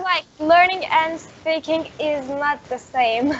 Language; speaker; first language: English; non-native, learner; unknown